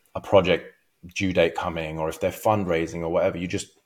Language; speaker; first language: English; native; English